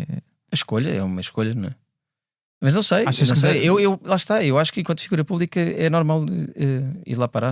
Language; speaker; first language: Portuguese; native; Portuguese